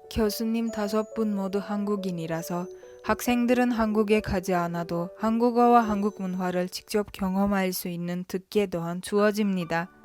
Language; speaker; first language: Korean; non-native, learner; Turkish